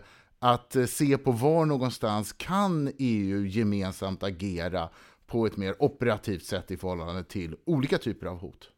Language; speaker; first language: Swedish; native; Swedish